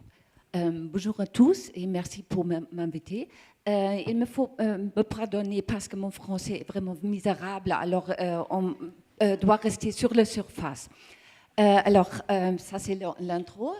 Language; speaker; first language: French; non-native, learner; German